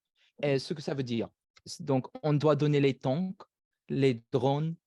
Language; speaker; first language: French; non-native, fluent; English